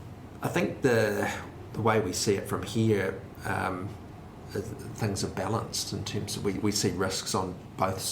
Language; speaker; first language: English; native; English